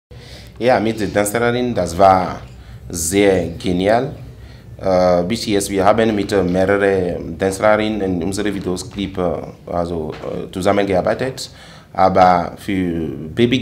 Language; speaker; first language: German; non-native, learner; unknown